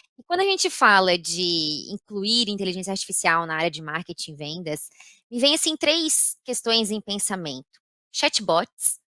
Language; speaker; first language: Portuguese; native; Portuguese